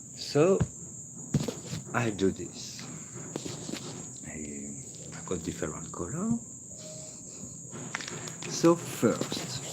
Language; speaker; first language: English; non-native, learner; French